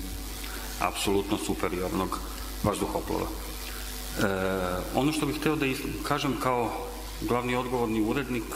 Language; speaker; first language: Serbian; native; Serbian